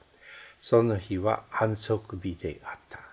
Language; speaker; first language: Japanese; non-native, fluent; English